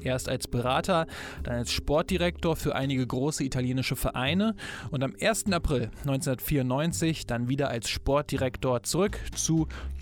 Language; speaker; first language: German; native; German